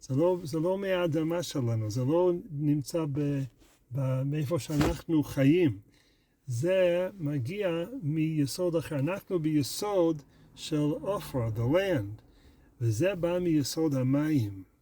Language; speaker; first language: Hebrew; non-native, fluent; English